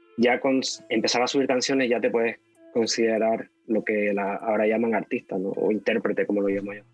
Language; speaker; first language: Spanish; native; Spanish